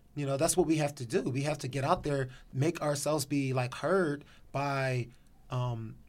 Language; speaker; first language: English; native; English